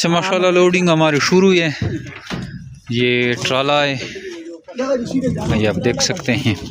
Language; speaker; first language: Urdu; non-native, local second language; Pashto